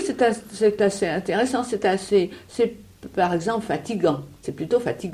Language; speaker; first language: French; native; French